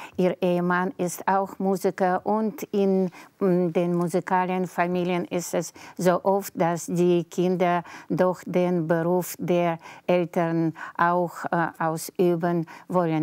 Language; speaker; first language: German; non-native, fluent; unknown